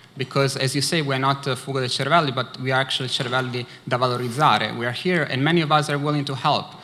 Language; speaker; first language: English; early bilingual, other home language; Italian